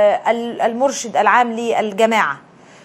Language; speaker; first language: Arabic; native; Arabic